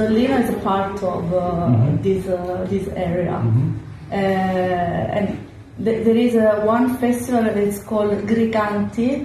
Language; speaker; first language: English; non-native, learner; Italian